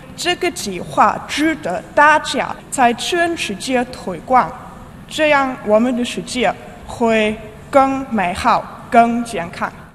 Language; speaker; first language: Chinese; non-native, fluent; German